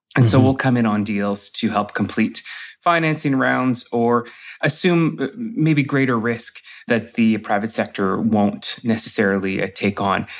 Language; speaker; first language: English; native; English